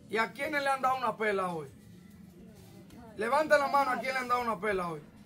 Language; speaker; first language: Spanish; native; Spanish